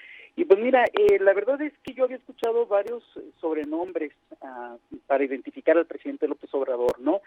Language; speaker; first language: Spanish; native; Spanish